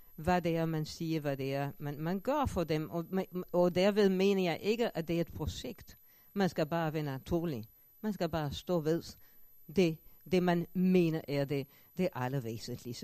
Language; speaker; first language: Danish; non-native, fluent; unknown